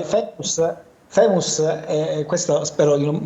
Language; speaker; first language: Italian; native; Italian